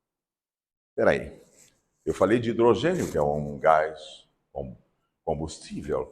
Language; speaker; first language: Portuguese; native; Portuguese